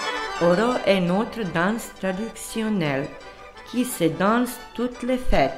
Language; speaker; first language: French; non-native, learner; Serbian